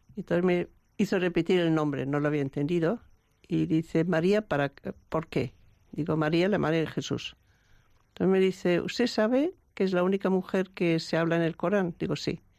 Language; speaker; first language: Spanish; non-native, fluent; German